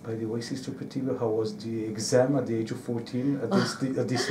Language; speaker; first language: English; non-native, fluent; Hebrew